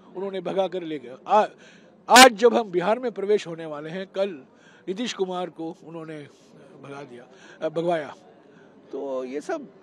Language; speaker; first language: Hindi; non-native, local second language; Tamil